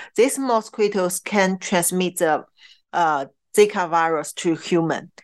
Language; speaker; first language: English; non-native, fluent; Chinese